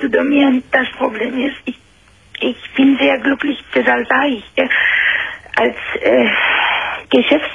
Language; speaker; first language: German; non-native, fluent; Romanian